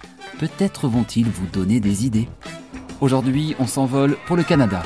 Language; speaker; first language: French; native; French